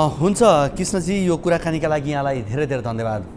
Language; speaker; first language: Nepali; native; Nepali